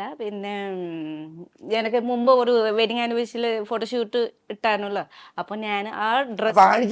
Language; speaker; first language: Malayalam; non-native, learner; Nepali